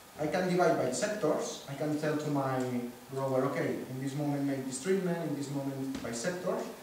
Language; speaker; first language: English; non-native, fluent; Spanish